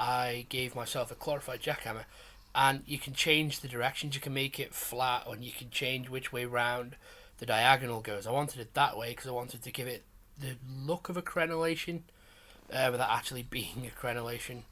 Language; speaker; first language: English; native; English